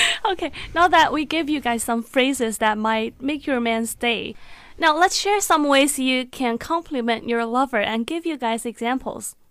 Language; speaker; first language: English; non-native, fluent; Chinese